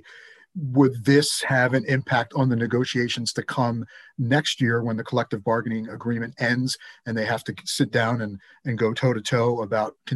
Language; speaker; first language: English; native; English